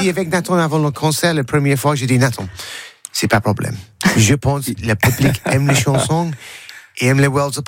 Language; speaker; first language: French; non-native, learner; English